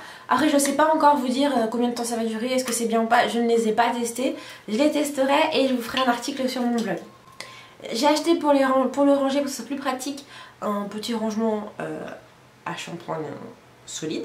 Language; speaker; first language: French; native; French